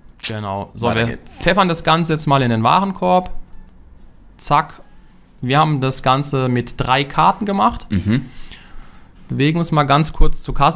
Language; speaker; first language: German; native; German